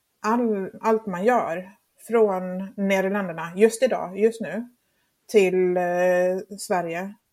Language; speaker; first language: Swedish; non-native, fluent; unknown